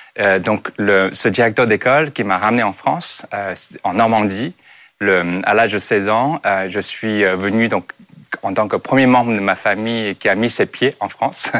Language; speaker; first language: French; non-native, fluent; Chinese